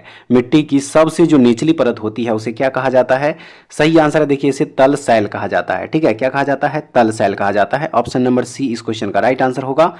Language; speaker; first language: Hindi; native; Hindi